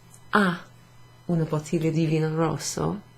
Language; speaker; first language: Italian; non-native, fluent; English